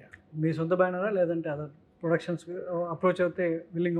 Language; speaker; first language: Telugu; native; Telugu